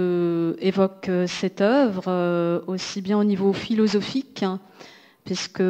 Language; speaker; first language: French; native; French